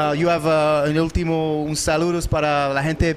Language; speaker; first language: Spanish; non-native, learner; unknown